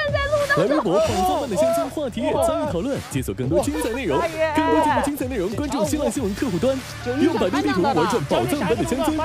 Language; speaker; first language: Chinese; native; Chinese